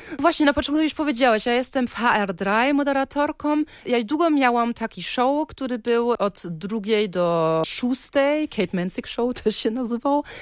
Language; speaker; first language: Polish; early bilingual, heritage; Polish